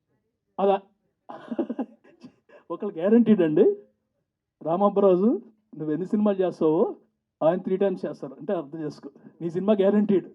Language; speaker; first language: Telugu; native; Telugu